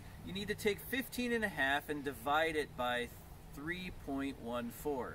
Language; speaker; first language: English; native; English